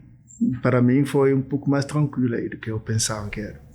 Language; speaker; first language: Portuguese; non-native, fluent; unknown